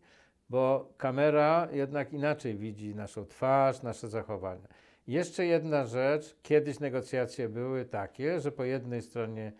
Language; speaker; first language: Polish; native; Polish